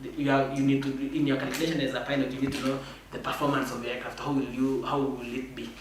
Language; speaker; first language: English; non-native, local second language; Kalenjin